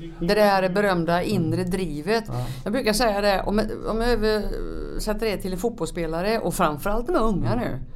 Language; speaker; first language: Swedish; native; Swedish